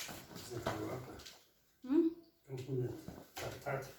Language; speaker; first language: Indonesian; non-native, learner; Italian